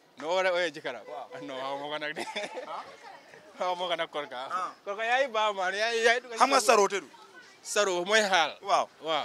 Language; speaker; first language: Wolof; native; Wolof